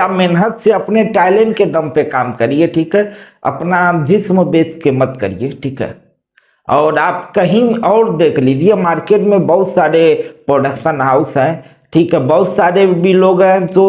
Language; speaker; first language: Hindi; native; Hindi